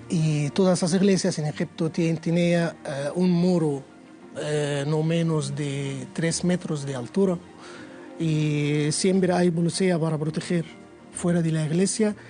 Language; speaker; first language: Spanish; non-native, learner; Arabic